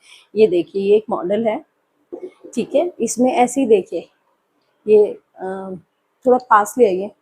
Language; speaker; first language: Hindi; native; Hindi